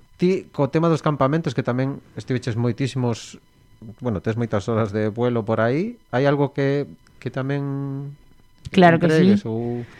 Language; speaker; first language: Galician; non-native, local second language; Spanish